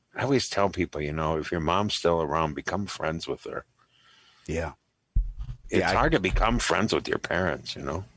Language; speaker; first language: English; native; English